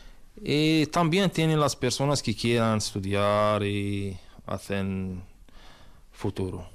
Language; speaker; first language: Spanish; non-native, learner; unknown